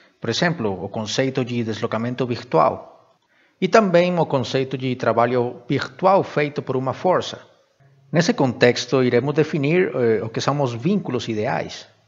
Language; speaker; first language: Portuguese; non-native, fluent; Spanish